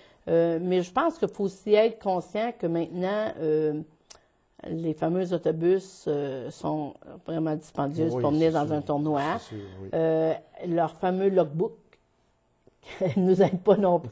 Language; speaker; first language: French; native; French